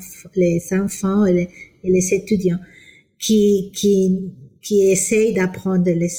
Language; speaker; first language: French; non-native, fluent; Spanish